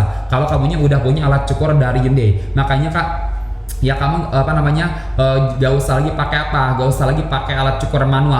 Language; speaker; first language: Indonesian; native; Indonesian